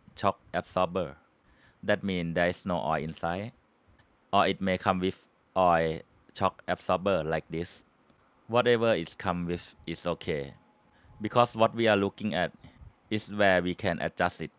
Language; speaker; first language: English; non-native, fluent; Thai